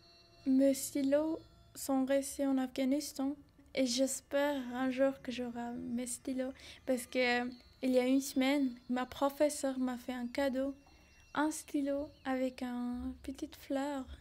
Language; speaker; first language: French; non-native, learner; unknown